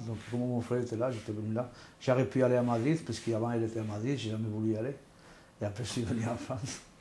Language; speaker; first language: French; non-native, fluent; Spanish